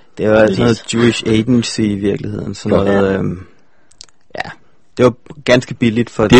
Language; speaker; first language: Danish; native; Danish